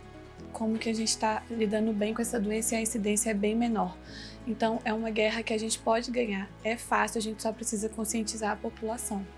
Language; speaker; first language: Portuguese; native; Portuguese